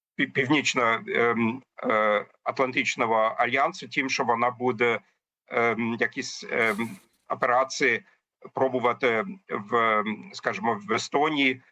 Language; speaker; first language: Ukrainian; non-native, fluent; German